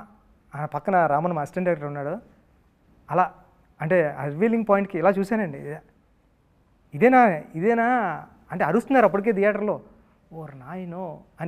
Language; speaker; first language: Telugu; native; Telugu